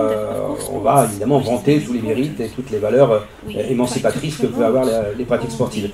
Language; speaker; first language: French; native; French